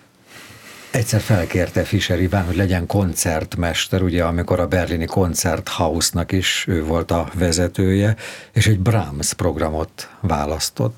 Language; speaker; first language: Hungarian; native; Hungarian